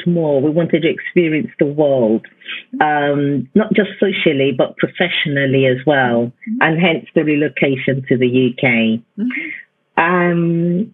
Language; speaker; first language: English; non-native, local second language; Yoruba